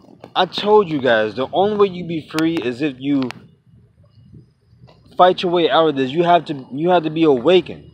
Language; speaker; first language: English; native; English